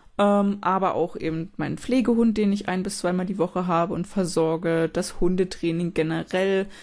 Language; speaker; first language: German; native; German